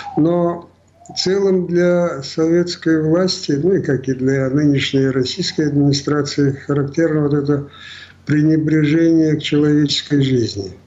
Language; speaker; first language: Russian; non-native, local second language; Crimean Tatar